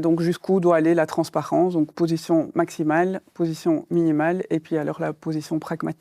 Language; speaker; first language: French; native; French